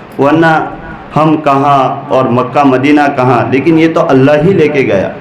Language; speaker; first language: Urdu; non-native, local second language; Gujarati